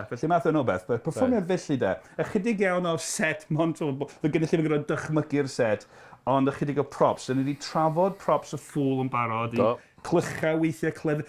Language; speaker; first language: Welsh; non-native, fluent; English